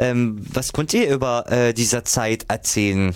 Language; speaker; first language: German; non-native, fluent; Arabic